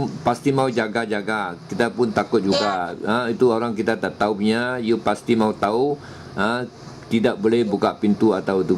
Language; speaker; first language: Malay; non-native, local second language; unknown